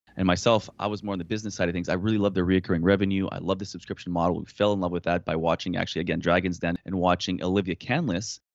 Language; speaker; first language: English; non-native, fluent; French